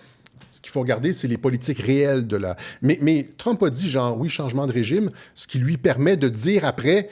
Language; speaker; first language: French; native; French